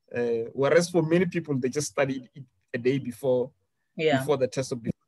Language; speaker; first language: English; non-native, local second language; Venda